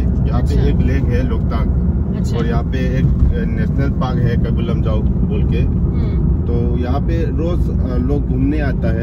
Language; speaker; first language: Hindi; non-native, local second language; Manipuri